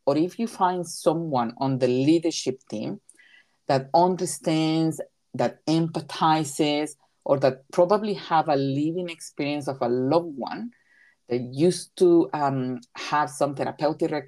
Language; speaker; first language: English; non-native, fluent; Spanish